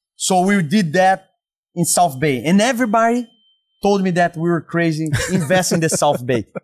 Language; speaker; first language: English; non-native, fluent; Portuguese